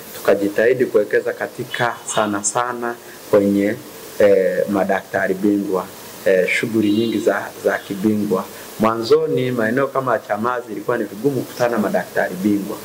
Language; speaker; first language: Swahili; non-native, local second language; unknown